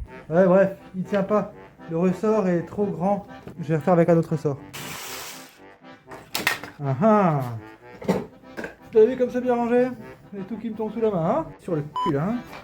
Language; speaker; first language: French; native; French